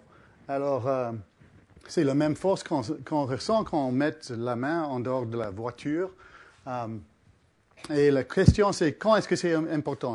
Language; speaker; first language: French; early bilingual, heritage; English